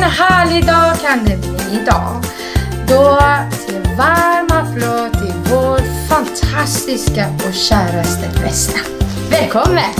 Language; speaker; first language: Swedish; non-native, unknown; Persian